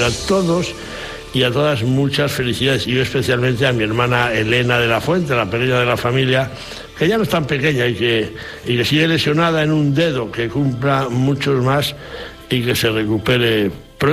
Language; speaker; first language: Spanish; native; Spanish